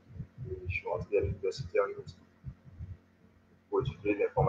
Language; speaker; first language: French; native; French